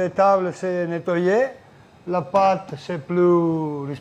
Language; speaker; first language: French; non-native, learner; Italian